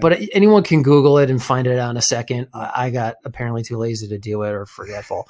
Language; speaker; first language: English; native; English